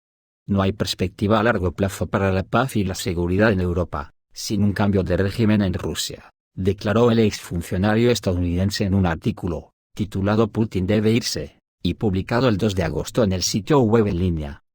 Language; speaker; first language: Spanish; native; Spanish